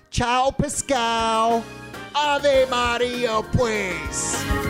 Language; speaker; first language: English; native; English